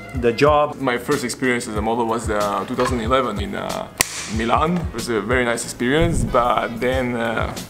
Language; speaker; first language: English; non-native, fluent; Serbian